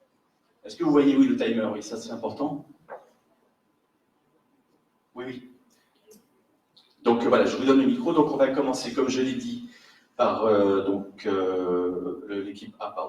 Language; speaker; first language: French; native; French